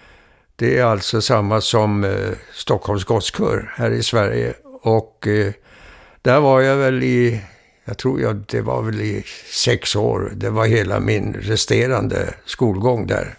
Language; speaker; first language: Swedish; early bilingual, heritage; Swedish